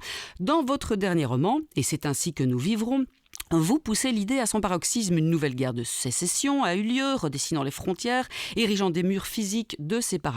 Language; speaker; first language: French; native; French